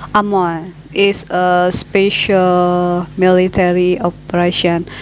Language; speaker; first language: English; non-native, learner; Indonesian